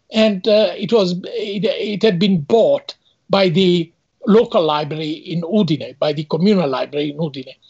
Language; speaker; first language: English; non-native, fluent; Italian